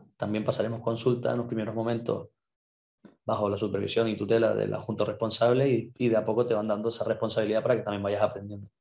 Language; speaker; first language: Spanish; native; Spanish